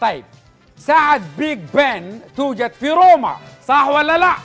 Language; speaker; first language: Arabic; native; Arabic